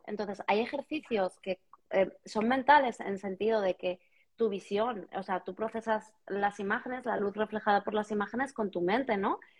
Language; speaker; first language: Spanish; native; Spanish